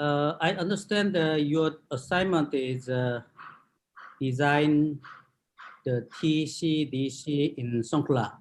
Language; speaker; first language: English; non-native, fluent; Korean